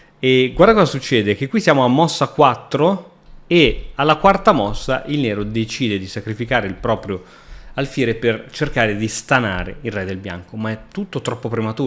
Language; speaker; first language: Italian; native; Italian